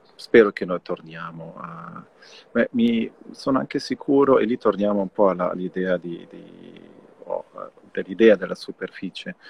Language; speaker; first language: Italian; non-native, fluent; German